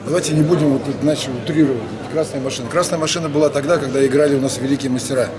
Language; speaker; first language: Russian; native; Russian